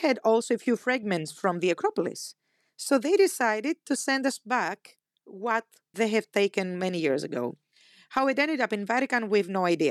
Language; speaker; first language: English; non-native, fluent; Greek